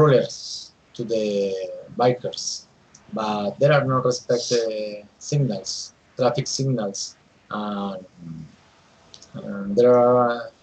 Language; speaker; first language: English; non-native, learner; Spanish